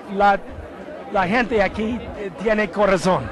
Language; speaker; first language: Spanish; non-native, learner; English